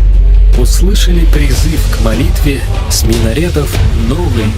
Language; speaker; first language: Russian; native; Russian